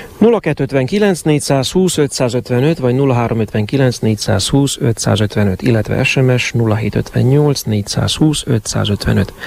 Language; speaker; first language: Hungarian; native; Hungarian